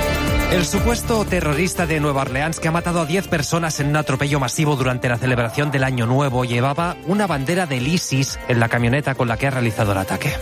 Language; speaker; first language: Spanish; native; Spanish